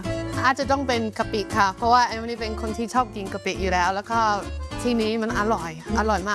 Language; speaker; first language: Thai; non-native, fluent; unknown